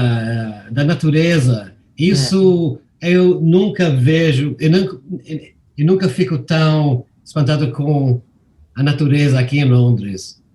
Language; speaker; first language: Portuguese; non-native, fluent; English